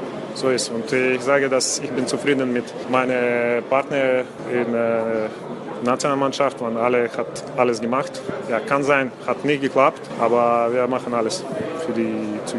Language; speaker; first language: German; non-native, learner; Russian